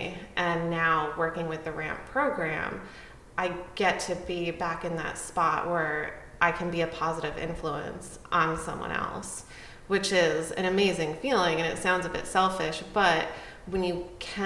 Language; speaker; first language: English; native; English